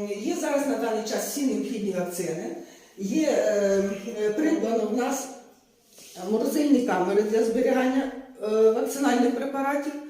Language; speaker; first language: Ukrainian; native; Ukrainian